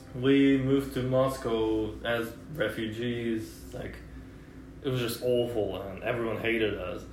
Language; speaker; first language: English; non-native, fluent; Russian